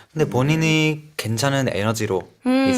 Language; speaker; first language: Korean; non-native, fluent; Spanish